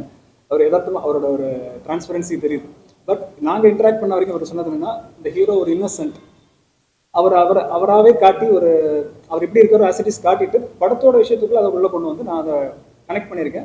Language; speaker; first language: Tamil; native; Tamil